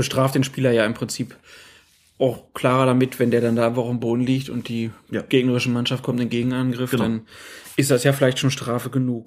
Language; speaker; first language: German; native; German